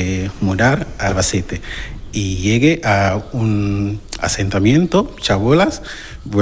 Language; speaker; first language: Spanish; non-native, learner; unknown